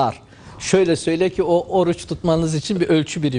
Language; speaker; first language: Turkish; native; Turkish